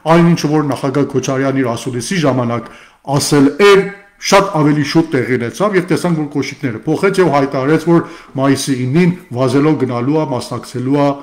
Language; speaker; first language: Armenian; early bilingual, heritage; Armenian